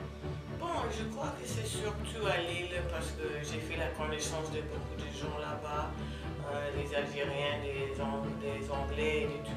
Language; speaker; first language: French; non-native, fluent; English